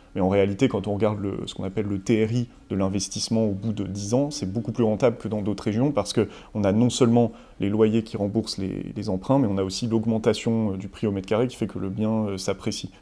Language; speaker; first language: French; native; French